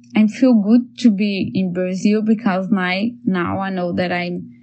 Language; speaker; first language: English; non-native, learner; Portuguese